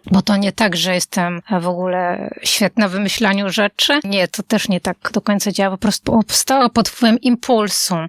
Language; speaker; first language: Polish; native; Polish